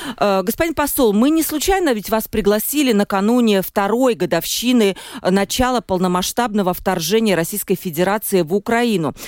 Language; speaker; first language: Russian; native; Russian